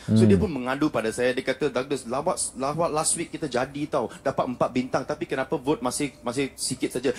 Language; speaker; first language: Malay; non-native, local second language; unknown